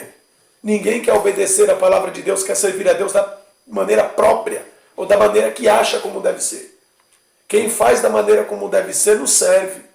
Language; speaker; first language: Portuguese; native; Portuguese